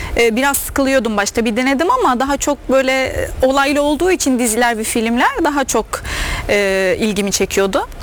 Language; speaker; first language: Turkish; non-native, fluent; Arabic